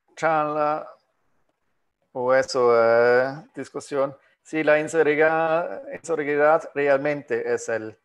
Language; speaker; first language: Spanish; non-native, fluent; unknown